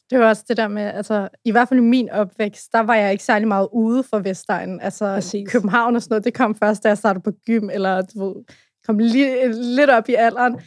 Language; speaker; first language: Danish; early bilingual, other home language; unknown